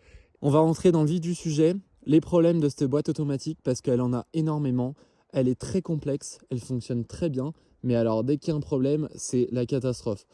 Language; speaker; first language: French; native; French